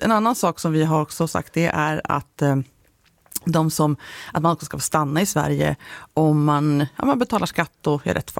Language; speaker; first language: Swedish; native; Swedish